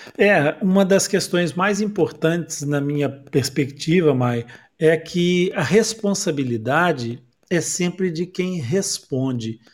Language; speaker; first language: Portuguese; native; Portuguese